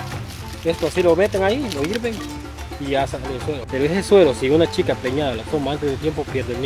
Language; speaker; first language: Spanish; native; Spanish